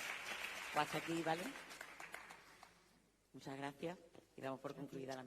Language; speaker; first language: Spanish; native; Spanish